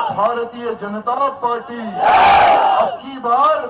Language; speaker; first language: Hindi; non-native, local second language; Telugu